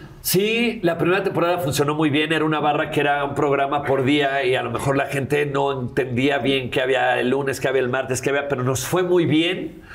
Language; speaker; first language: Spanish; native; Spanish